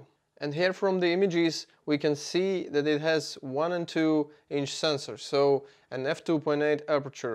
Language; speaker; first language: English; non-native, fluent; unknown